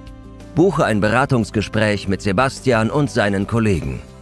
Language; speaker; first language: German; native; German